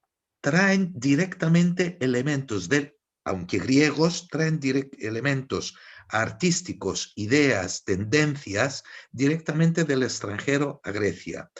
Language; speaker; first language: Spanish; non-native, fluent; Greek